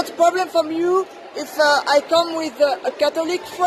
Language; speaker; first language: English; non-native, learner; French